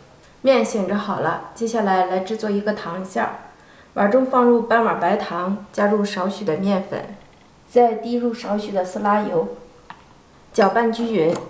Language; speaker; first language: Chinese; native; Chinese